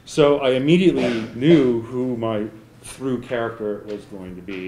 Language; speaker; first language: English; native; English